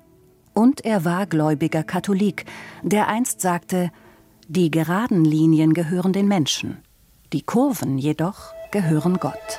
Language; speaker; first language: German; native; German